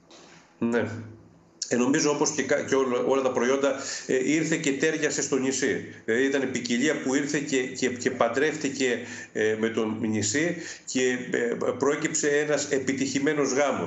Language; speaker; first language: Greek; native; Greek